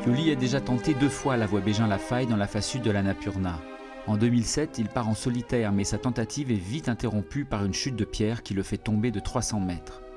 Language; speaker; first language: French; native; French